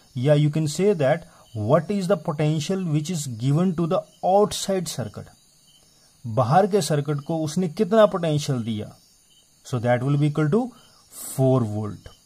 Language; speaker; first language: Hindi; native; Hindi